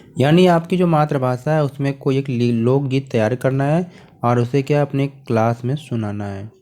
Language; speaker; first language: Hindi; native; Hindi